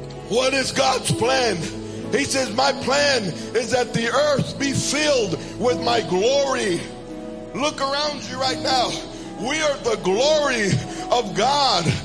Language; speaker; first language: English; early bilingual, other home language; Spanish